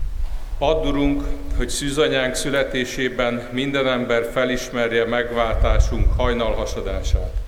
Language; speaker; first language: Hungarian; native; Hungarian